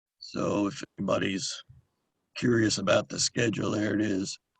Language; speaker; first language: English; native; English